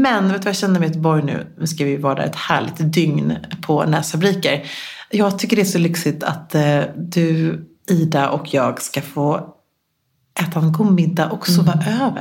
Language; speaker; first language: Swedish; native; Swedish